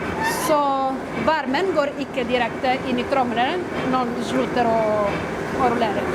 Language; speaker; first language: Norwegian; non-native, fluent; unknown